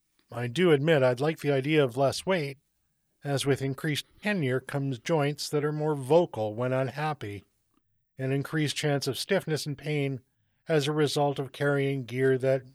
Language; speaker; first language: English; native; English